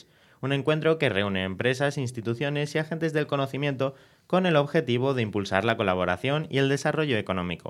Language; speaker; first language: Spanish; native; Spanish